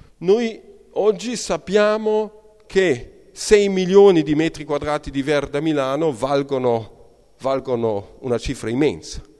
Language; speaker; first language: Italian; non-native, fluent; German